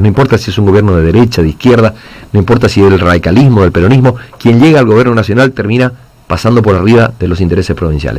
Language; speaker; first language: Spanish; native; Spanish